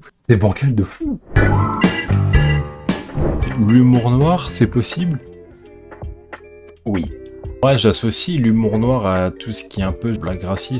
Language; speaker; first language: French; native; French